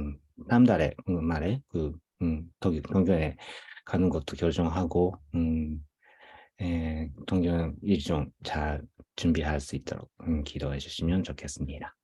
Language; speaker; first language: Korean; non-native, fluent; Japanese